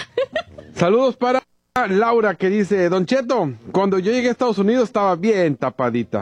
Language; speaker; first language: Spanish; native; Spanish